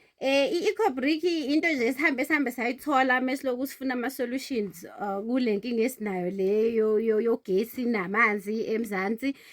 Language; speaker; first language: Zulu; native; Zulu